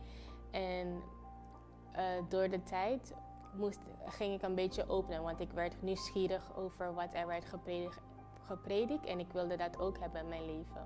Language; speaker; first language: Dutch; non-native, fluent; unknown